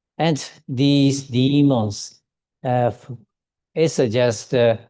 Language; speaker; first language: English; non-native, learner; Japanese